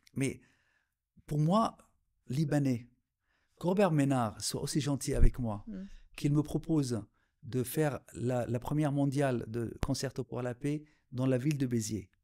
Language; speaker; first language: French; non-native, local second language; Arabic